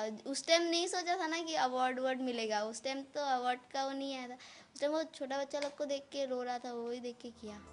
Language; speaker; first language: Hindi; non-native, local second language; Assamese